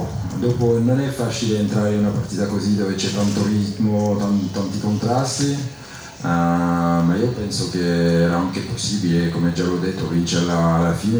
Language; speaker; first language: Italian; non-native, fluent; French